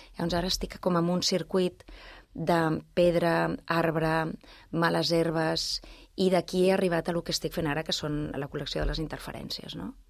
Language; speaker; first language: Catalan; non-native, local second language; Spanish